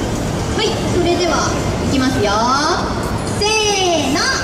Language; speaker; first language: Japanese; native; Japanese